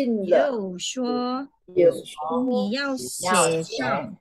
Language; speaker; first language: Chinese; non-native, fluent; English